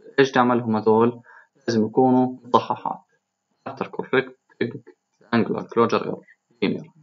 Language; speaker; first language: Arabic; native; Arabic